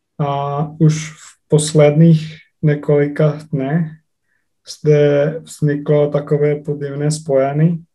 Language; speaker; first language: Czech; non-native, learner; Estonian